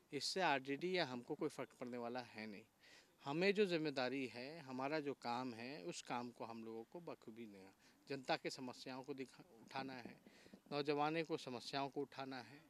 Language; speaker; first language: Hindi; native; Hindi